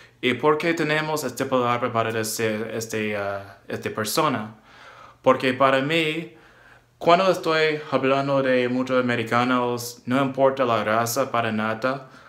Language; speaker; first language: Spanish; non-native, learner; English